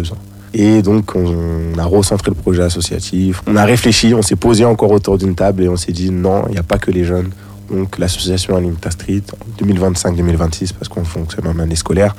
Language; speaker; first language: French; native; French